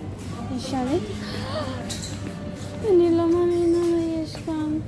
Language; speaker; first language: Hebrew; early bilingual, other home language; Russian